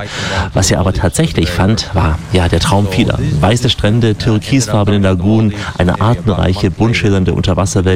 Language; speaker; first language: German; native; German